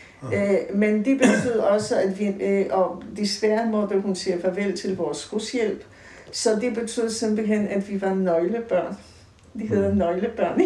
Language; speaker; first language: Danish; native; Danish